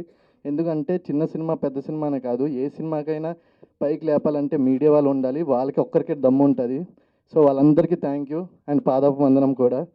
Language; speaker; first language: Telugu; native; Telugu